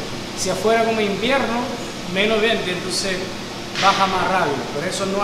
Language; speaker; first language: Spanish; non-native, fluent; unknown